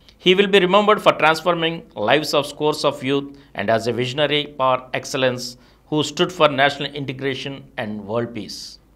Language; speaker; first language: English; non-native, local second language; Telugu